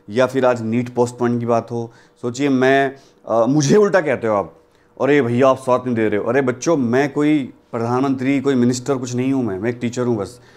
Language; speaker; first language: Hindi; native; Hindi